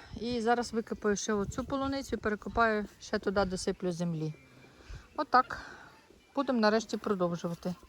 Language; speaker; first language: Ukrainian; non-native, local second language; Russian